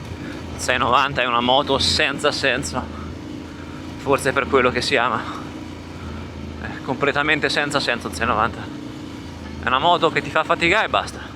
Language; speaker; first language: Italian; native; Italian